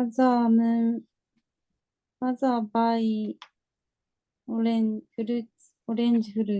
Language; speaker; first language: English; non-native, learner; Japanese